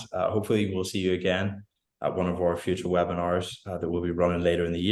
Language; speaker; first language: English; native; English